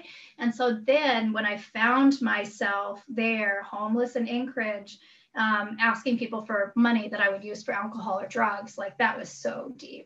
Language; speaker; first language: English; native; English